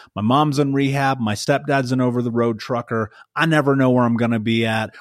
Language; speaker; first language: English; native; English